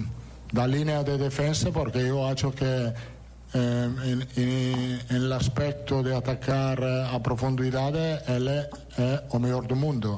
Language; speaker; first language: Portuguese; non-native, learner; Italian